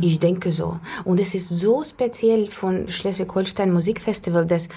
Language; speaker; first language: German; non-native, fluent; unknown